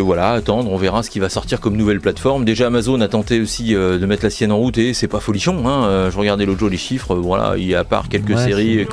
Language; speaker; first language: French; native; French